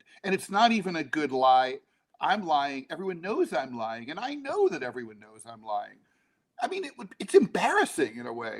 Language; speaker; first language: English; native; English